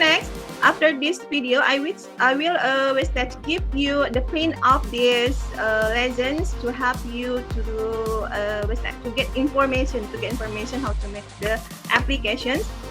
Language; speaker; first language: English; non-native, fluent; Indonesian